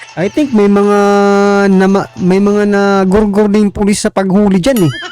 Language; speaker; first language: Filipino; non-native, local second language; Waray